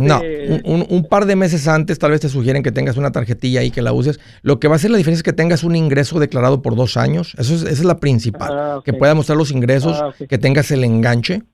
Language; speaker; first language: Spanish; native; Spanish